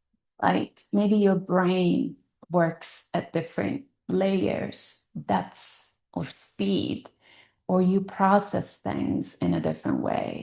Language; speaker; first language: English; non-native, fluent; Italian